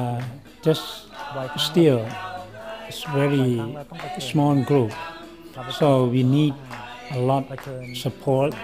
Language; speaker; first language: English; non-native, learner; Thai